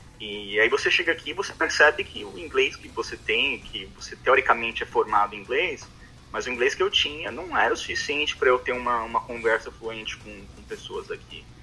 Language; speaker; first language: Portuguese; native; Portuguese